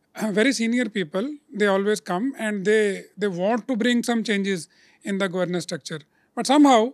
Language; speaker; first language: English; non-native, local second language; Urdu